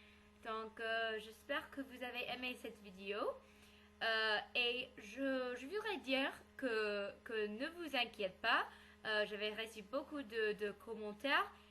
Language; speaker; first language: French; non-native, learner; English